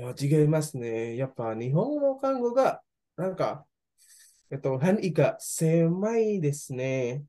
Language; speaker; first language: Japanese; non-native, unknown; Indonesian